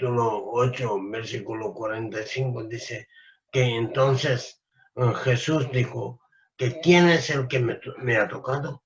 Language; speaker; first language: Spanish; non-native, fluent; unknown